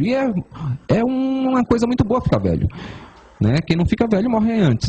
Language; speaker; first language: Portuguese; native; Portuguese